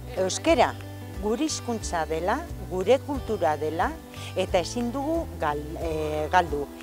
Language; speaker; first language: Basque; non-native, local second language; Spanish